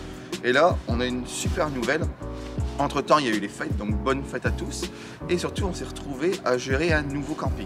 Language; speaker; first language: French; native; French